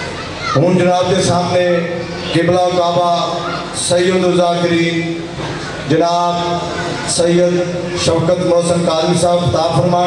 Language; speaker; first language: Hindi; non-native, local second language; Punjabi